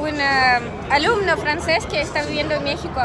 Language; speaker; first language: Spanish; non-native, fluent; Russian